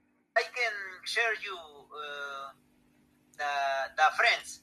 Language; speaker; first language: English; non-native, learner; Spanish